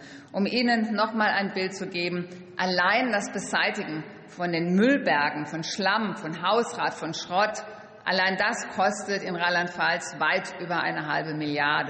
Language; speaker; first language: German; native; German